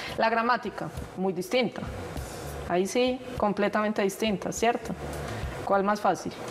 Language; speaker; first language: Spanish; native; Spanish